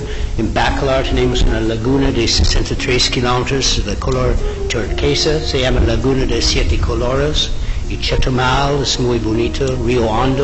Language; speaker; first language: Spanish; non-native, fluent; English